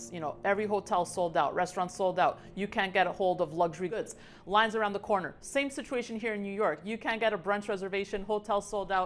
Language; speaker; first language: English; native; English